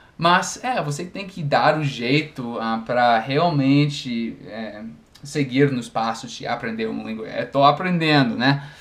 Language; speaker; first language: Portuguese; non-native, fluent; English